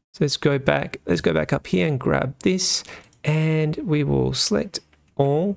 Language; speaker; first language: English; native; English